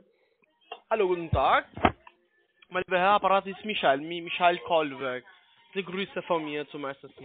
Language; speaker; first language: German; non-native, learner; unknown